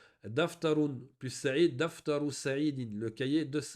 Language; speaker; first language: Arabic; non-native, fluent; French